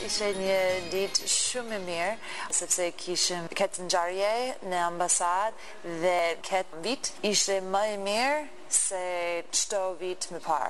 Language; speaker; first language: Albanian; non-native, learner; English